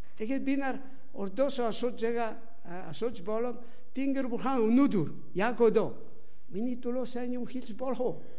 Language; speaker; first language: Mongolian; non-native, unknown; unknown